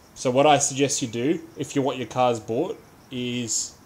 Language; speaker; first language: English; native; English